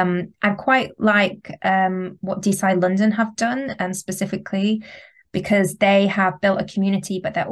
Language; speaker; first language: English; native; English